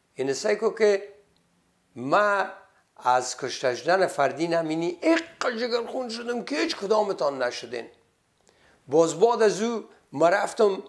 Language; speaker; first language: Persian; native; Persian